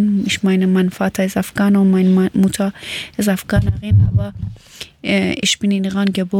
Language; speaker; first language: German; non-native, learner; Persian